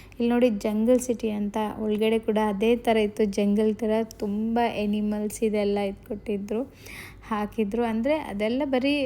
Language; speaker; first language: Kannada; non-native, local second language; Tulu